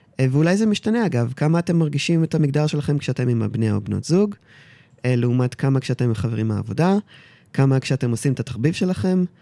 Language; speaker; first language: Hebrew; early bilingual, heritage; Hebrew